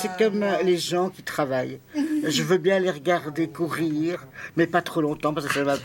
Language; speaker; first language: French; native; French